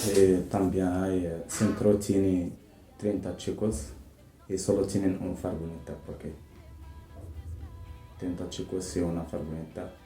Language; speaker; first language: Spanish; non-native, learner; Arabic